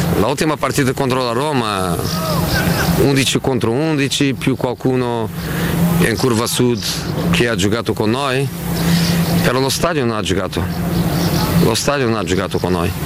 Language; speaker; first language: Italian; non-native, fluent; Portuguese